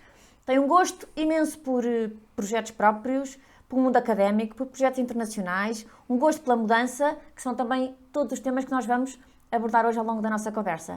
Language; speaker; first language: Portuguese; native; Portuguese